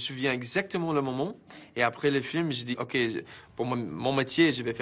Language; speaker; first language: French; non-native, fluent; English